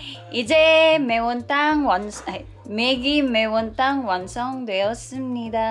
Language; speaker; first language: Korean; non-native, learner; Filipino